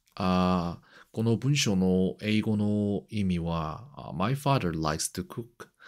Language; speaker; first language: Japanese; non-native, learner; Korean